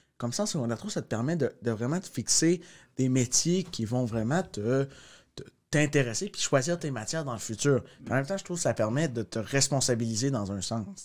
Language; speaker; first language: French; native; French